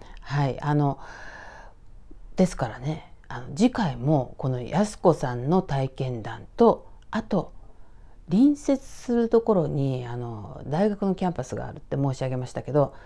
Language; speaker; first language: Japanese; native; Japanese